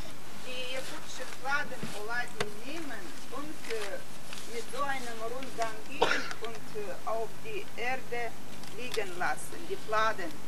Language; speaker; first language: German; non-native, fluent; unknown